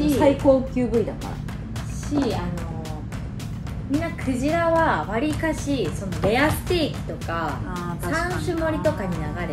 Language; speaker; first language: Japanese; native; Japanese